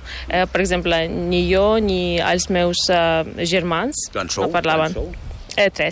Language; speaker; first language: Catalan; non-native, fluent; Ukrainian